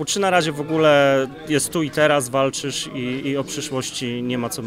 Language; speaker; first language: Polish; native; Polish